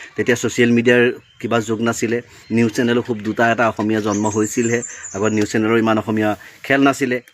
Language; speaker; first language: Assamese; native; Assamese